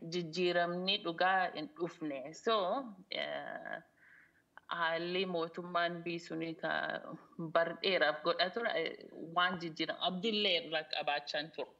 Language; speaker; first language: Oromo; early bilingual, heritage; Oromo